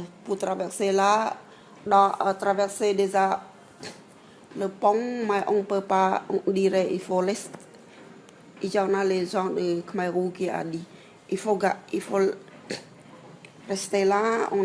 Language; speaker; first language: French; non-native, learner; Khmer